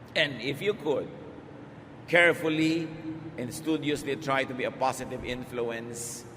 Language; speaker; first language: English; non-native, local second language; Filipino